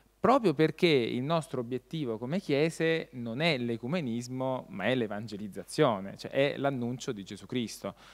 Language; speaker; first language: Italian; native; Italian